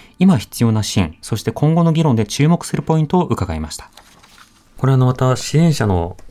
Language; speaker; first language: Japanese; native; Japanese